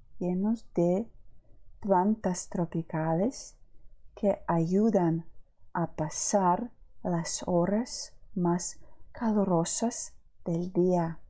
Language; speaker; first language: Spanish; non-native, fluent; Ukrainian